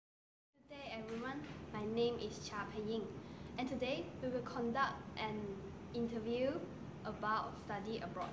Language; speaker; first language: English; non-native, learner; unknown